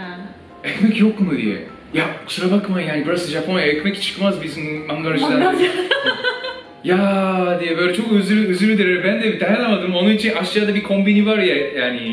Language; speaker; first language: Turkish; non-native, fluent; Japanese